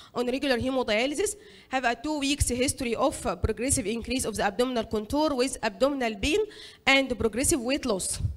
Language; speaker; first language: English; non-native, fluent; Arabic